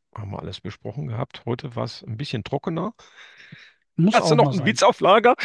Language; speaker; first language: German; native; German